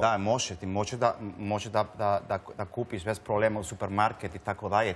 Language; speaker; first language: Serbian; non-native, learner; Spanish